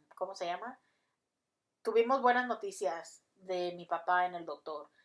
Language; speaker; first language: Spanish; early bilingual, heritage; Spanish